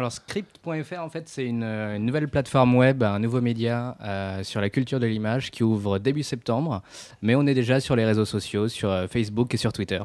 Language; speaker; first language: French; native; French